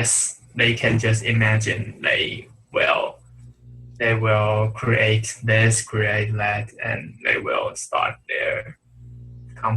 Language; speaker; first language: English; non-native, learner; Chinese